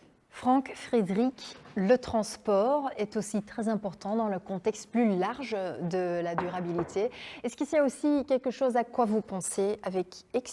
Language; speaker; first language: French; non-native, local second language; Dutch